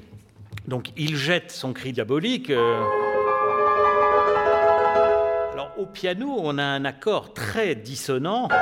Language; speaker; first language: French; native; French